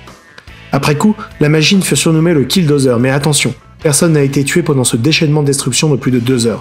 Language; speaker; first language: French; native; French